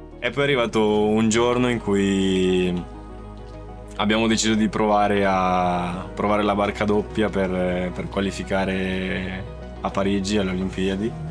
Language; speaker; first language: Italian; native; Italian